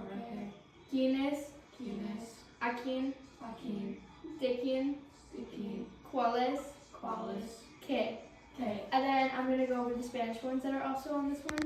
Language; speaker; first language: Spanish; non-native, learner; English